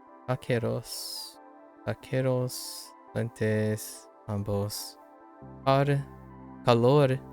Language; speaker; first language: Spanish; non-native, learner; English